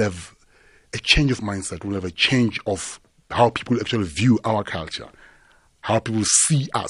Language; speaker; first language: English; non-native, local second language; Tsonga